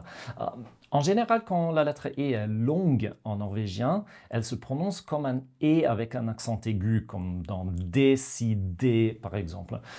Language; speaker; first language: French; non-native, fluent; Norwegian